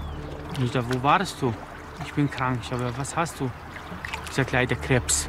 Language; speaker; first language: German; non-native, learner; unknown